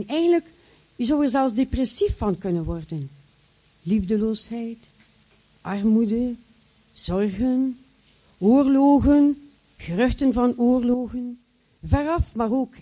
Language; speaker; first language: Dutch; native; Dutch